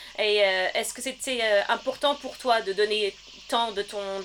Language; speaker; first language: French; early bilingual, heritage; French